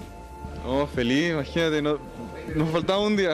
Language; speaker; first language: Spanish; native; Spanish